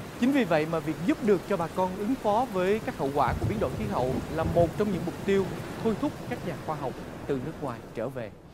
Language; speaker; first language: Vietnamese; native; Vietnamese